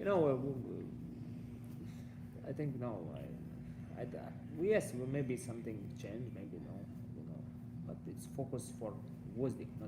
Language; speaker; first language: English; non-native, learner; Russian